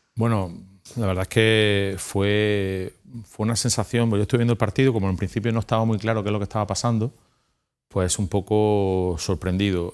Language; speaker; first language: Spanish; native; Spanish